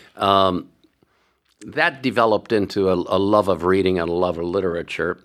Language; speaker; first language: English; early bilingual, other home language; Hungarian